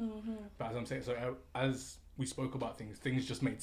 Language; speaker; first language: English; native; English